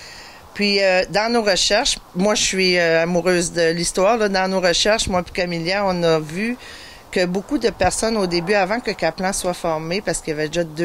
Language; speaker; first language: French; native; French